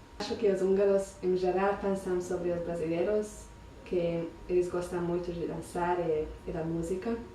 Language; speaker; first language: Portuguese; non-native, fluent; Hungarian